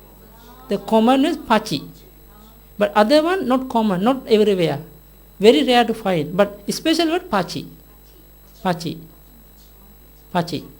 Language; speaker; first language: English; non-native, learner; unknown